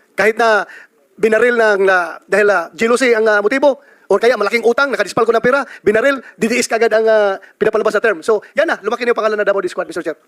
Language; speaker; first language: Filipino; non-native, local second language; Cebuano